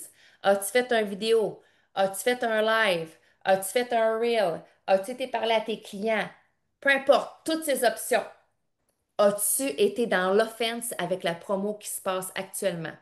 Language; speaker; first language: French; native; French